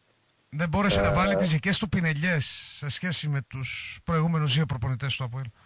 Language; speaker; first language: Greek; native; Greek